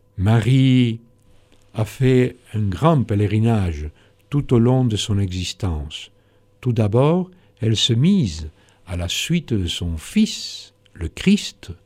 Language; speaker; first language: French; non-native, fluent; Spanish